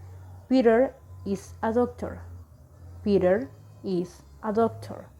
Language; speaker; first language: English; non-native, fluent; Spanish